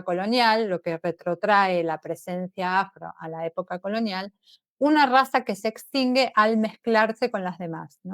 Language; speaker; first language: Spanish; native; Spanish